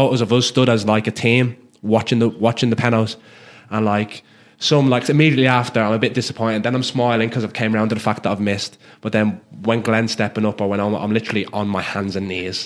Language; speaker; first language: English; native; English